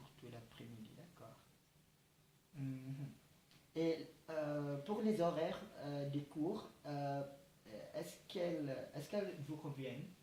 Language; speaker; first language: French; non-native, learner; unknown